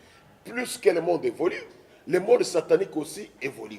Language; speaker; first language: French; non-native, local second language; Lingala